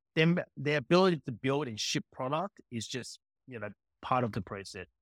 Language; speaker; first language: English; native; English